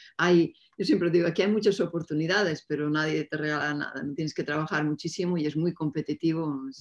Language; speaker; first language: Spanish; native; Spanish